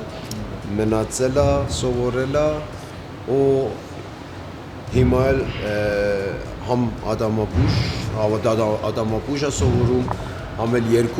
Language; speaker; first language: Armenian; non-native, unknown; Persian